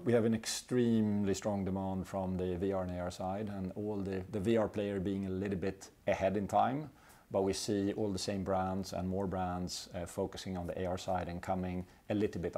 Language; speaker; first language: English; non-native, fluent; Swedish